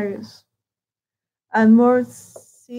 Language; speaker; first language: English; non-native, learner; Spanish